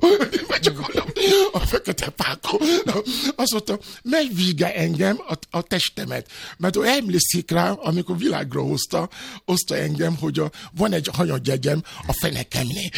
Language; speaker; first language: Hungarian; non-native, fluent; Yoruba